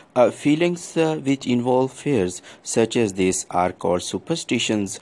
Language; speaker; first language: English; non-native, local second language; Urdu